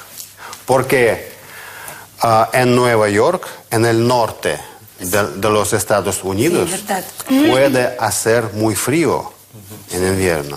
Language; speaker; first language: Spanish; non-native, fluent; Russian